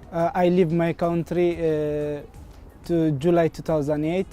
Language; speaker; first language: English; non-native, learner; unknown